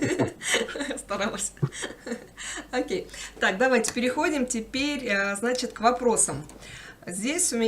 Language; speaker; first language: Russian; native; Russian